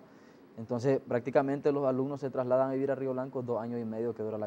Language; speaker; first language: Spanish; native; Spanish